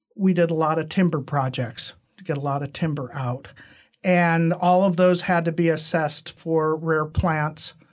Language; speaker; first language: English; native; English